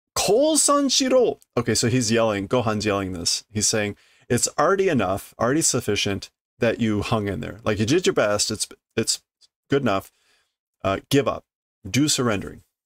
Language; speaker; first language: English; native; English